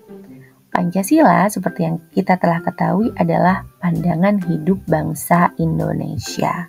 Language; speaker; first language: Indonesian; native; Indonesian